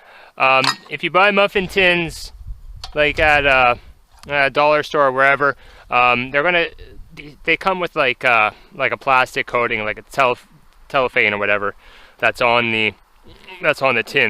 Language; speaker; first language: English; native; English